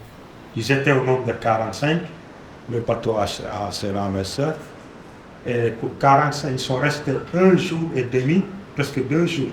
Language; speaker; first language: French; non-native, local second language; Arabic